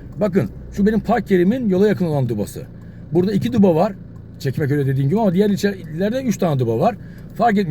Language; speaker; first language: Turkish; native; Turkish